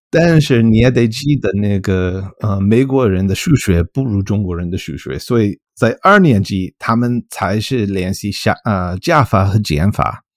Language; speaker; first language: Chinese; non-native, fluent; English